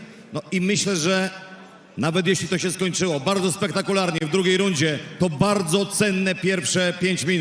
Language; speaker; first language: Polish; native; Polish